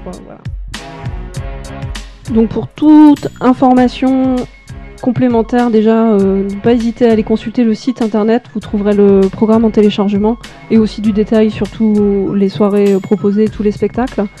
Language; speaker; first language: French; native; French